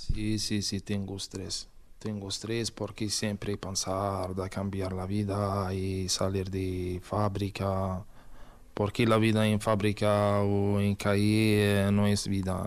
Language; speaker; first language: Spanish; non-native, learner; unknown